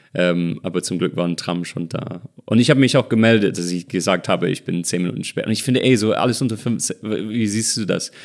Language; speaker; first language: German; non-native, fluent; English